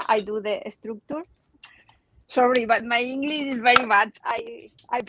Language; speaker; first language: English; non-native, learner; Spanish